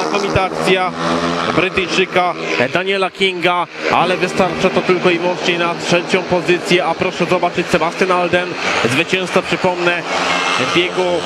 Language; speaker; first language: Polish; native; Polish